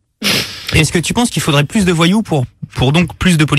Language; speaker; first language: French; native; French